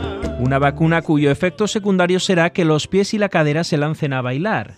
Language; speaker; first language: Spanish; native; Spanish